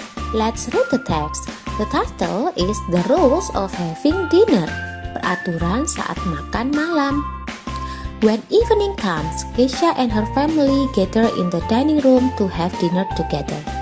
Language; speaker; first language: English; non-native, fluent; Indonesian